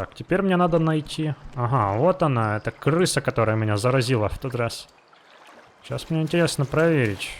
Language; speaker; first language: Russian; native; Russian